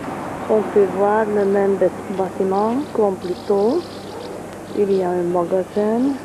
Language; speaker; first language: French; non-native, fluent; Hungarian